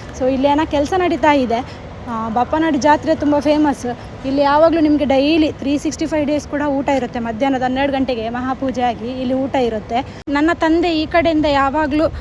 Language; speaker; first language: Kannada; non-native, local second language; Tulu